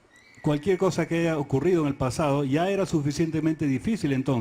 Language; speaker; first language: Spanish; native; Spanish